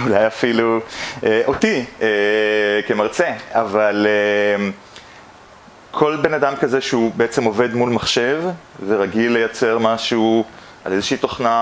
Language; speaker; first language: Hebrew; native; Hebrew